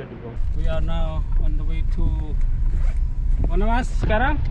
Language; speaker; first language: English; non-native, learner; Indonesian